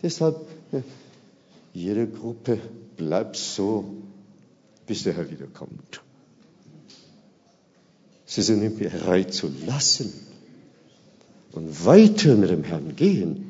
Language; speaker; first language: German; non-native, fluent; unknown